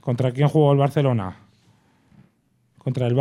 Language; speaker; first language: Spanish; native; Spanish